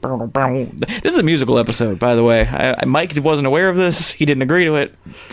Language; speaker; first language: English; native; English